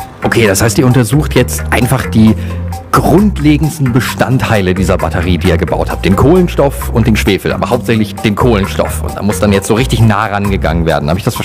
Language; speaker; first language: German; native; German